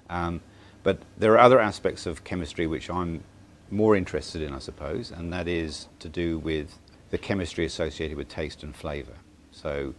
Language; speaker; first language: English; native; English